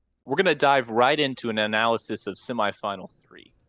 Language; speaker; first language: English; native; English